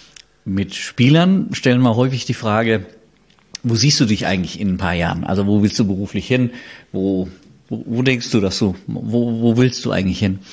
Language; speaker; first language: German; native; German